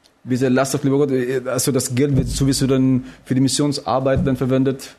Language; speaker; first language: German; non-native, fluent; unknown